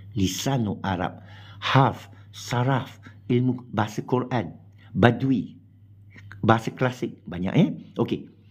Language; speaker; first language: Malay; non-native, local second language; Chinese